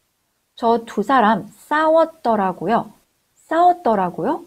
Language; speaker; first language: Korean; non-native, fluent; Chinese